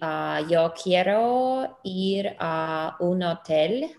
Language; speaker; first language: Spanish; non-native, learner; English